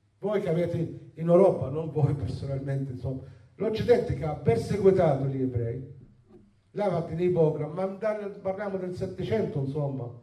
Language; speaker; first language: Italian; non-native, fluent; Arabic